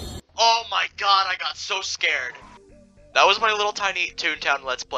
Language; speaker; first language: English; native; English